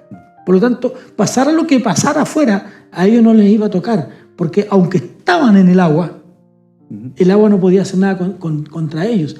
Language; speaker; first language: Spanish; native; Spanish